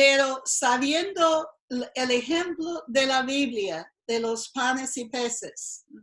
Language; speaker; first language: Spanish; non-native, fluent; English